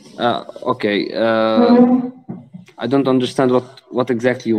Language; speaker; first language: English; non-native, learner; Arabic